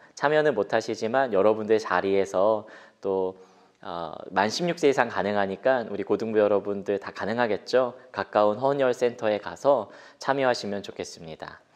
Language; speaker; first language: Korean; native; Korean